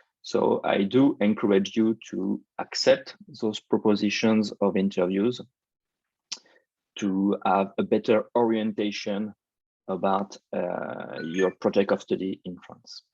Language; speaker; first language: English; non-native, fluent; French